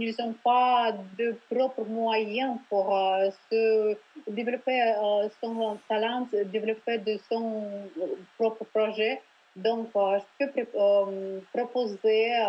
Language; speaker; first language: French; non-native, learner; Russian